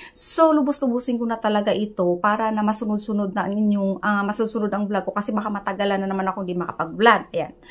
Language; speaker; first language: Filipino; non-native, local second language; Hiligaynon